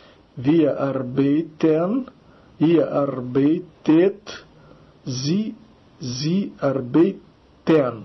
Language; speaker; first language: German; non-native, fluent; Portuguese